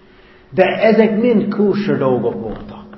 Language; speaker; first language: Hungarian; non-native, fluent; English